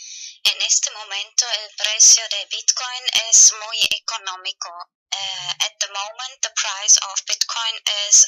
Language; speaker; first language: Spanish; non-native, fluent; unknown